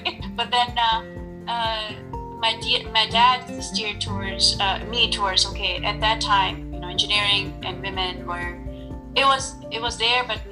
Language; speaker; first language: English; non-native, local second language; Urdu